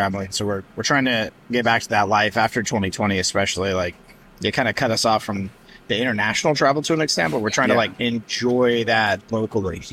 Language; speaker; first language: English; native; English